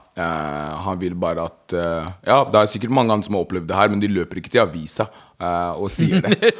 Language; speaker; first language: Norwegian; native; Norwegian